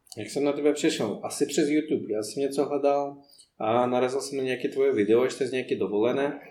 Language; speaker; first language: Czech; non-native, fluent; Russian